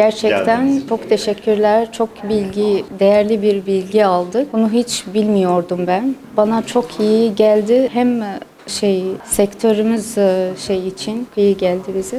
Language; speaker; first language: Turkish; non-native, learner; Arabic